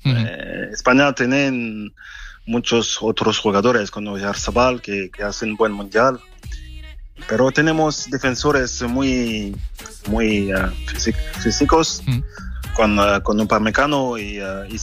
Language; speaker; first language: Spanish; non-native, fluent; French